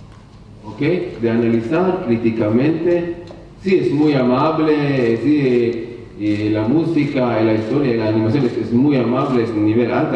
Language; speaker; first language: Spanish; non-native, learner; Hebrew